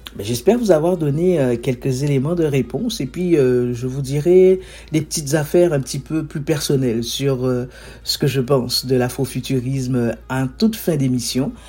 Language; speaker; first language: French; native; French